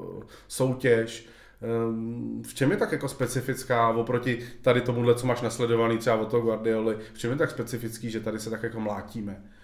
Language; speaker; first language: Czech; native; Czech